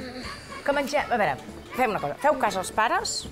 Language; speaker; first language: Catalan; native; Catalan